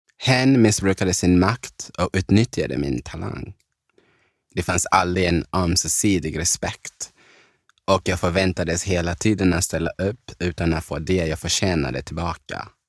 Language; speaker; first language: Swedish; early bilingual, other home language; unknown